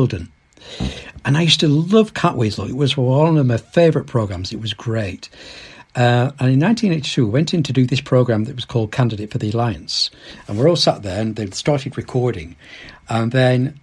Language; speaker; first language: English; native; English